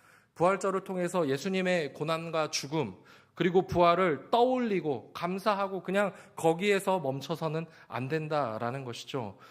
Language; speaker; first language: Korean; native; Korean